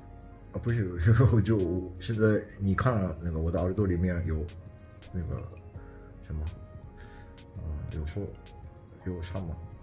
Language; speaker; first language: Chinese; non-native, fluent; Japanese